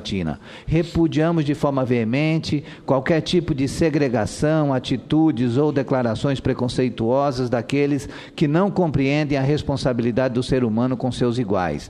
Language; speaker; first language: Portuguese; native; Portuguese